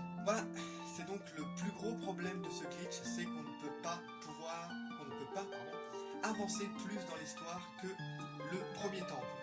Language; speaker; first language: French; native; French